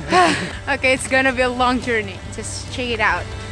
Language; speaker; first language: English; non-native, learner; Indonesian